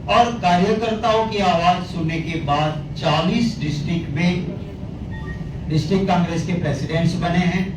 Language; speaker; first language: Hindi; non-native, local second language; Gujarati